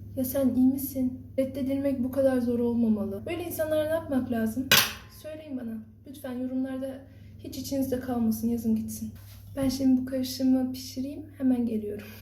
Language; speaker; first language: Turkish; early bilingual, heritage; Turkish